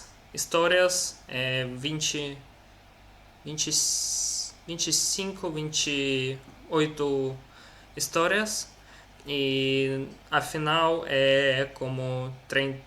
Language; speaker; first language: Portuguese; non-native, learner; Russian